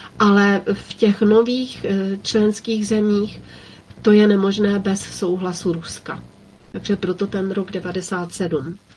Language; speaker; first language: Czech; native; Czech